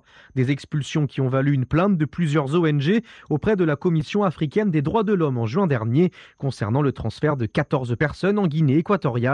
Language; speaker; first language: French; native; French